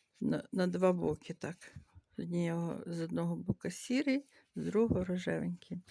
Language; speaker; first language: Ukrainian; native; Ukrainian